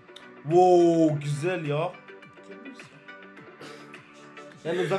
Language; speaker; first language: Turkish; non-native, learner; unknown